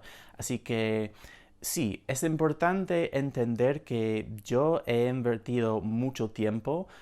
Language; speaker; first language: Spanish; non-native, fluent; English